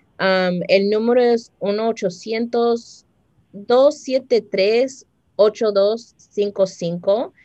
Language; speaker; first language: Spanish; early bilingual, heritage; Spanish